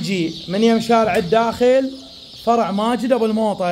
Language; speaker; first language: Arabic; native; Arabic